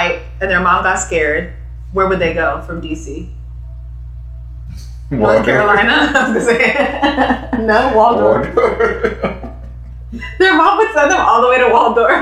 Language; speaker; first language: English; non-native, local second language; Swahili